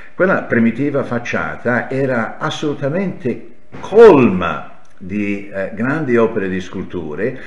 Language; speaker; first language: Italian; non-native, fluent; English